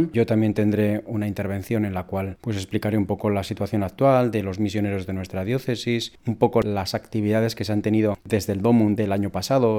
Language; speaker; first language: Spanish; native; Spanish